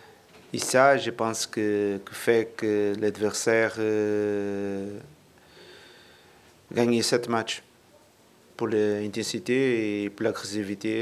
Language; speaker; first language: French; non-native, learner; Portuguese